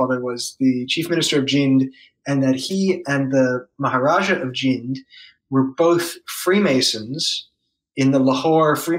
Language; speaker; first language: English; native; English